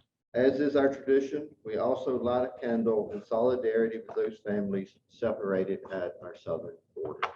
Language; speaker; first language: English; native; English